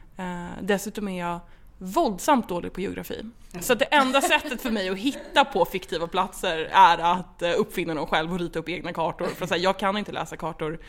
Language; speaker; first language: Swedish; native; Swedish